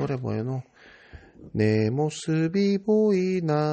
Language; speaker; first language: Korean; native; Korean